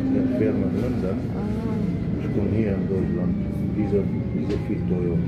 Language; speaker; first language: German; non-native, learner; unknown